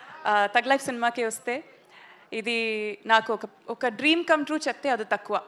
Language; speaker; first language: Telugu; non-native, local second language; Tamil